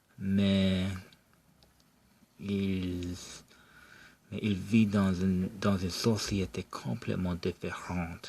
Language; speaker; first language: French; non-native, local second language; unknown